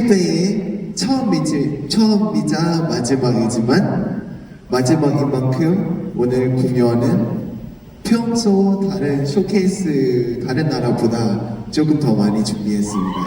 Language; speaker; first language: Korean; non-native, fluent; Thai